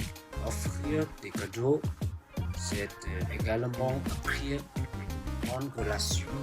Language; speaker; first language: French; non-native, learner; Vietnamese